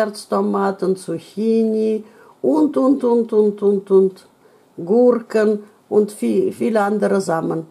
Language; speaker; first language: German; non-native, learner; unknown